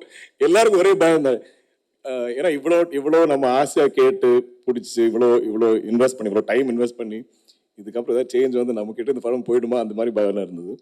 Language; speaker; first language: Tamil; non-native, local second language; Malayalam